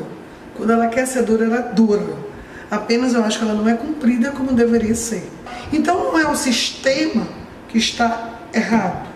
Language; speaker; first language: Portuguese; native; Portuguese